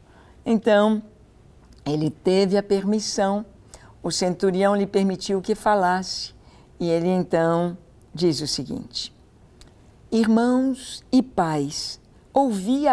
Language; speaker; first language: Portuguese; native; Portuguese